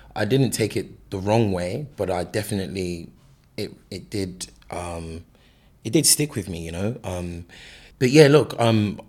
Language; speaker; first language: English; native; English